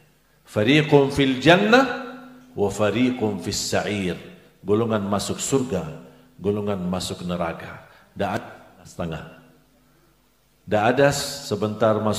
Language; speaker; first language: Indonesian; non-native, fluent; Arabic